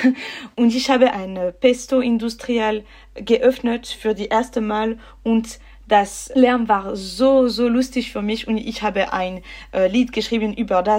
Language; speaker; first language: German; non-native, learner; French